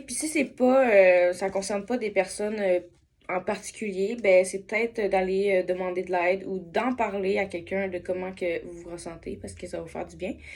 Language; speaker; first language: French; native; French